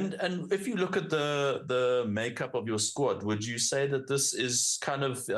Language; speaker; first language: English; native; English